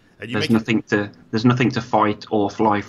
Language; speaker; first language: English; native; English